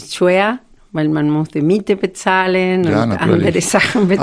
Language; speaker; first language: German; non-native, fluent; Spanish